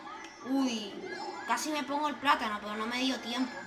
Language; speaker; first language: Spanish; native; Spanish